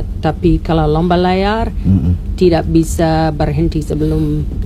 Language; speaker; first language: Indonesian; non-native, learner; English